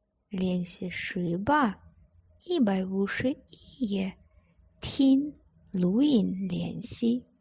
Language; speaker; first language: Chinese; non-native, fluent; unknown